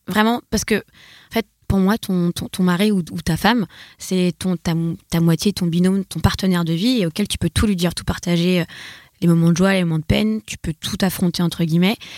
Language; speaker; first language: French; native; French